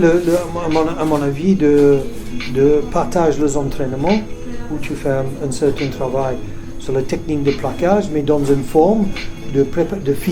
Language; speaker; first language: French; non-native, fluent; English